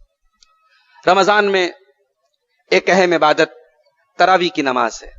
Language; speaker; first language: Urdu; native; Urdu